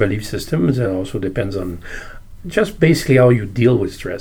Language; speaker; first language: English; native; English